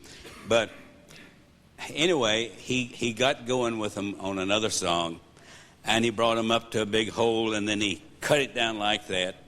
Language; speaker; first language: English; native; English